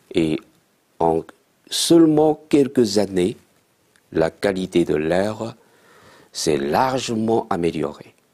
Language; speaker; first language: French; non-native, fluent; Chinese